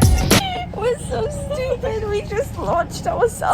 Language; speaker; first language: English; native; English